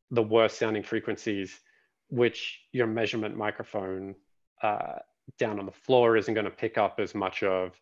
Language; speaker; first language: English; native; English